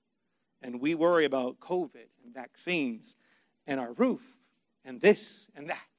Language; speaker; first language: English; native; English